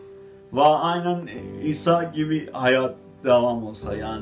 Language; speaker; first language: Turkish; non-native, fluent; Azerbaijani